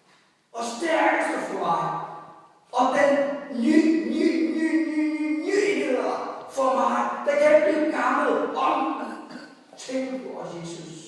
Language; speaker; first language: Danish; non-native, fluent; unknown